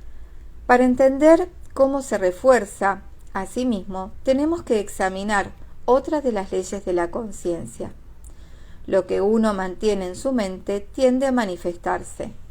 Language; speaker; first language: Spanish; native; Spanish